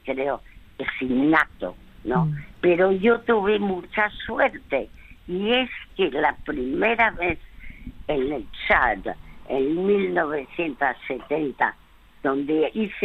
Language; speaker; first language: Spanish; early bilingual, other home language; French